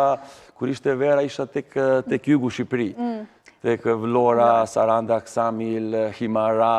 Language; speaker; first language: Albanian; non-native, learner; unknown